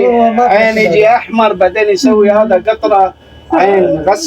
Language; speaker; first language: Arabic; non-native, learner; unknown